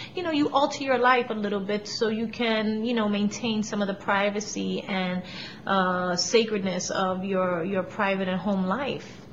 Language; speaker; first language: English; early bilingual, other home language; Spanish